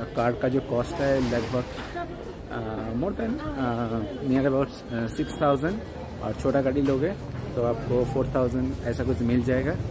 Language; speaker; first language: Hindi; non-native, local second language; Bangla